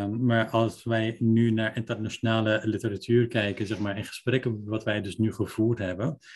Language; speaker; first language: Dutch; early bilingual, other home language; Persian